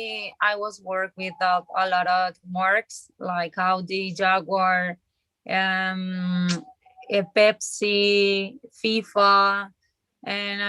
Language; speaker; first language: English; non-native, learner; Spanish